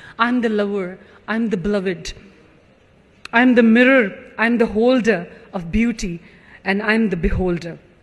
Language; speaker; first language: English; non-native, local second language; Punjabi